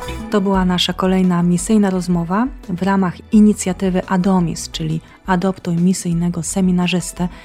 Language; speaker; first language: Polish; native; Polish